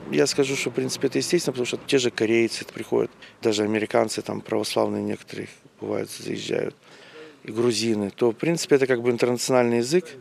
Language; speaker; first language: Russian; native; Russian